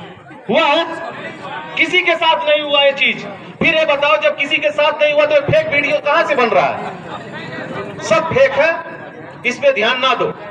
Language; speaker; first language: Hindi; native; Hindi